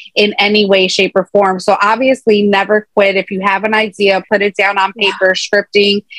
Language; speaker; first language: English; native; English